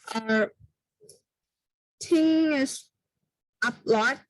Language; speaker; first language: English; non-native, learner; Vietnamese